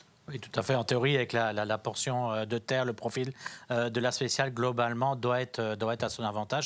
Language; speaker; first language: French; native; French